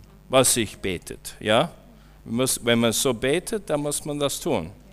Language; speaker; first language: German; non-native, learner; English